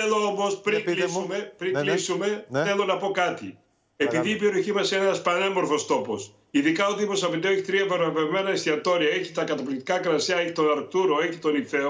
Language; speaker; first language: Greek; native; Greek